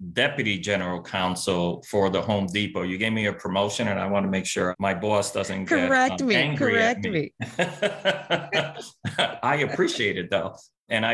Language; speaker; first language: English; early bilingual, other home language; Spanish